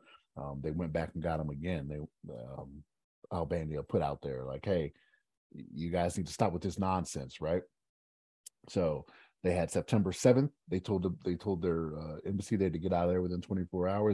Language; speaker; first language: English; native; English